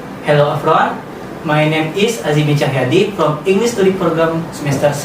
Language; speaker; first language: English; non-native, learner; Indonesian